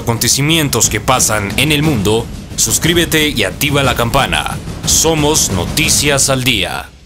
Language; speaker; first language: Spanish; native; Spanish